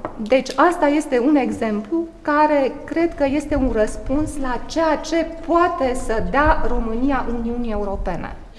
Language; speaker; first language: Romanian; native; Romanian